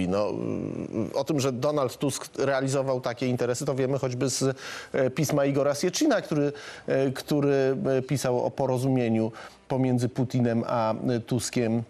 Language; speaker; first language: Polish; native; Polish